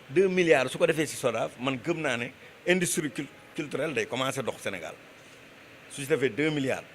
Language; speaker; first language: Wolof; non-native, local second language; Fula